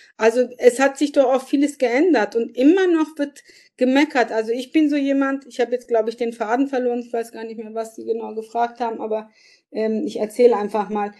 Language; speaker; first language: German; early bilingual, other home language; Turkish